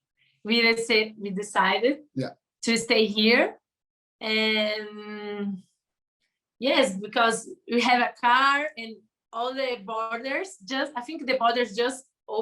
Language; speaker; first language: English; non-native, learner; Portuguese